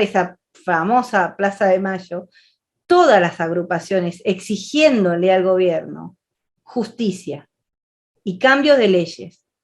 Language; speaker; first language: Spanish; native; Spanish